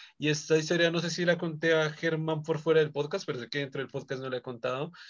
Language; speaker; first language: Spanish; native; Spanish